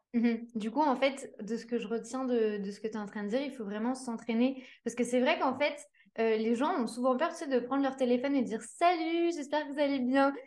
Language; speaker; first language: French; native; French